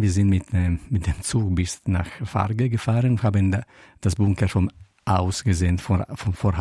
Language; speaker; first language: German; non-native, learner; Italian